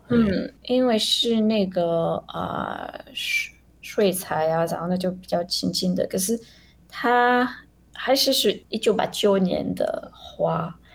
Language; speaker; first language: Chinese; non-native, fluent; French